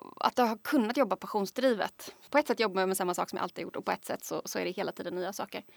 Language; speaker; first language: Swedish; native; Swedish